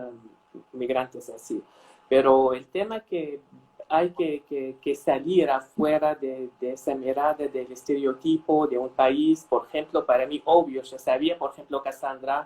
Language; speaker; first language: Spanish; non-native, fluent; Arabic